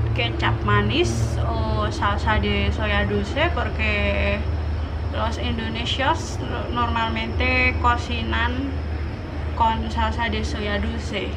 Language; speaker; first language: Spanish; non-native, learner; Indonesian